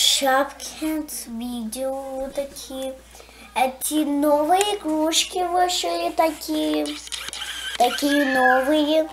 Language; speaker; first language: Russian; early bilingual, heritage; Russian